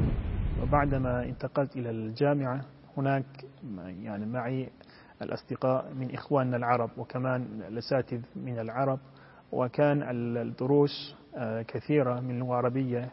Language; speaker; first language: Arabic; non-native, fluent; Turkish